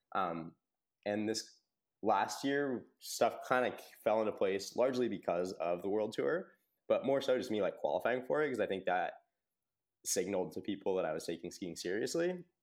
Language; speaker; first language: English; native; English